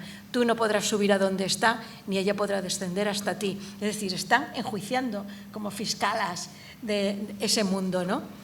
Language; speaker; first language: Spanish; native; Spanish